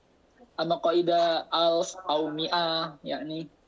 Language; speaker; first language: Arabic; non-native, learner; Indonesian